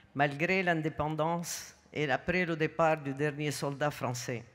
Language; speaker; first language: French; non-native, local second language; Arabic